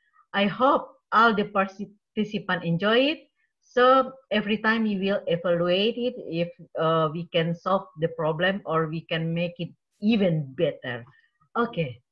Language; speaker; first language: English; non-native, learner; Indonesian